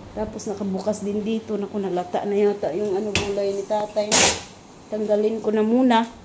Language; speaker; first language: Filipino; non-native, local second language; Cebuano